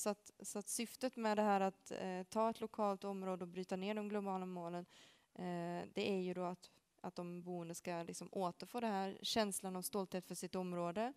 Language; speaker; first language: Swedish; native; Swedish